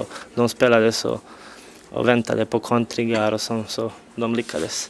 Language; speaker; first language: Swedish; non-native, fluent; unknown